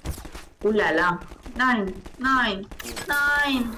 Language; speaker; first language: German; non-native, learner; Spanish